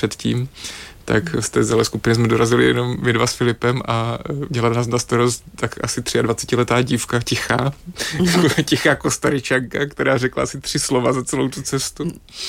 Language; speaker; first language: Czech; native; Czech